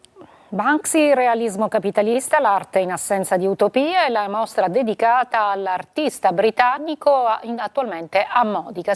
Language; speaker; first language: Italian; native; Italian